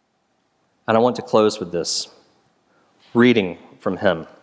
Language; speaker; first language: English; native; English